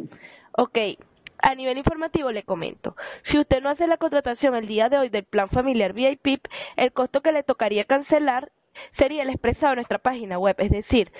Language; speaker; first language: Spanish; native; Spanish